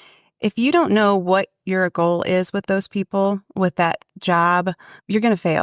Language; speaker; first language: English; native; English